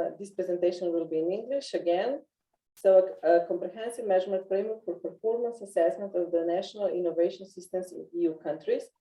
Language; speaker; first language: English; non-native, fluent; Slovenian